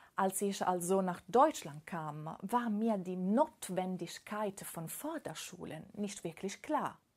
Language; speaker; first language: German; non-native, fluent; Italian